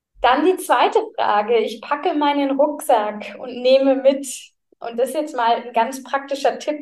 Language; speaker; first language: German; native; German